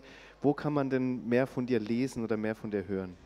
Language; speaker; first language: German; native; German